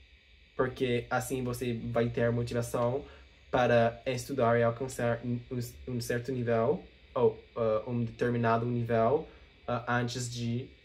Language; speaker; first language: Portuguese; non-native, fluent; English